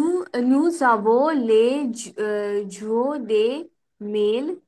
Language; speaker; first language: French; non-native, learner; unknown